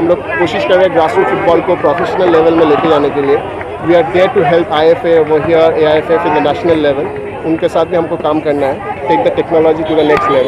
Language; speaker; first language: Hindi; non-native, local second language; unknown